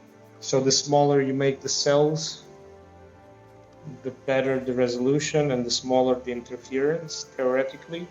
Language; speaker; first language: English; non-native, fluent; Romanian